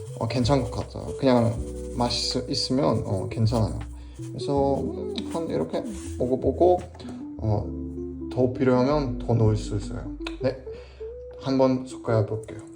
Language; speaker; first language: Korean; non-native, learner; German